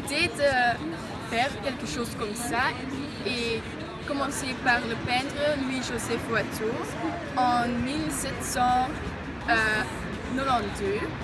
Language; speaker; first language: French; non-native, learner; Dutch